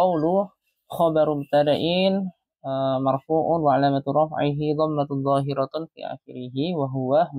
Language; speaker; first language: Arabic; non-native, fluent; Indonesian